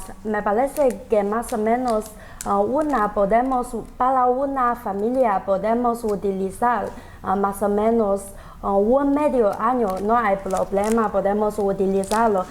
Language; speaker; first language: Spanish; non-native, learner; Chinese